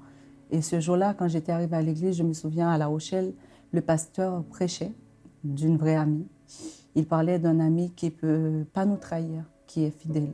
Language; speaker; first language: French; non-native, local second language; Haitian Creole